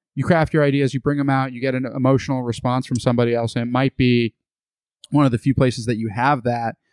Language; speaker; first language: English; native; English